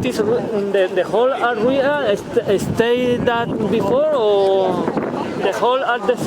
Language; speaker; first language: English; non-native, learner; Spanish